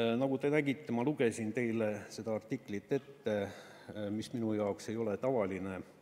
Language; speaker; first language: Estonian; non-native, local second language; Russian